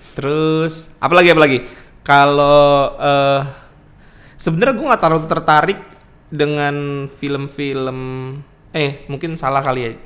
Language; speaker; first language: Indonesian; native; Indonesian